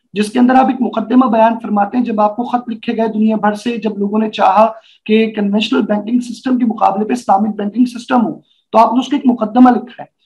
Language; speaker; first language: Urdu; native; Urdu